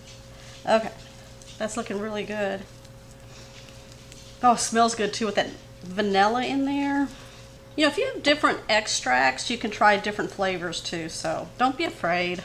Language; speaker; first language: English; native; English